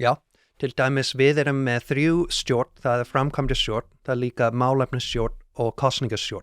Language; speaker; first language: Icelandic; non-native, learner; English